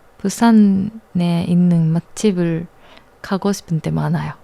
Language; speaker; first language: Korean; non-native, learner; Japanese